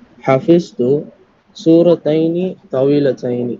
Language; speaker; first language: Arabic; non-native, learner; Tamil